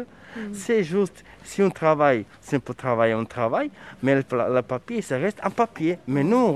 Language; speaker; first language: French; non-native, learner; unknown